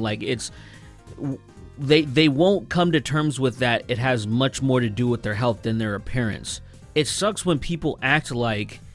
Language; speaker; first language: English; native; English